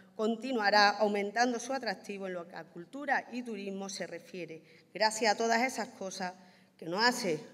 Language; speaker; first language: Spanish; native; Spanish